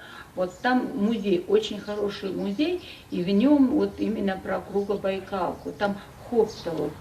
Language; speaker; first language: Russian; native; Russian